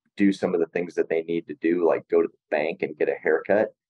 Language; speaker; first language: English; native; English